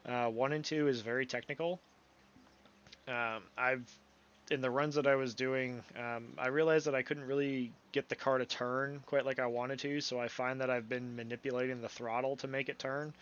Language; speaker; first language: English; native; English